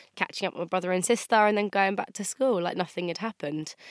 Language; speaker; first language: English; native; English